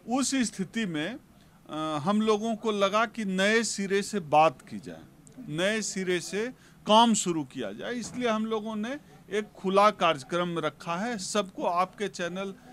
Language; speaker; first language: Hindi; native; Hindi